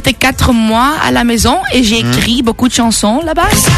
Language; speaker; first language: French; non-native, local second language; Dutch